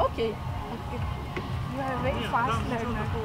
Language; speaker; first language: English; non-native, learner; Russian